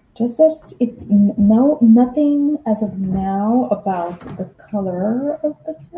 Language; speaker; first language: English; native; English